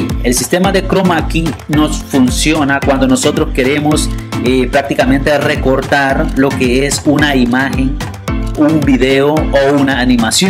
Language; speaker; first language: Spanish; native; Spanish